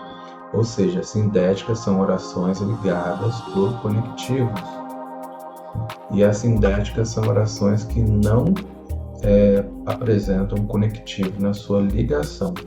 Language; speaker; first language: Portuguese; native; Portuguese